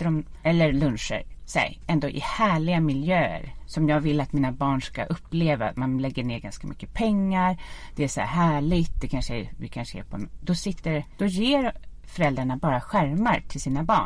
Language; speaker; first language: Swedish; native; Swedish